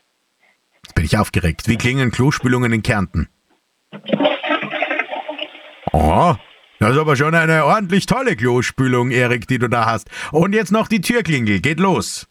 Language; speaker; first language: German; native; German